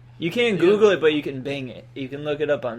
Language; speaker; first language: English; native; English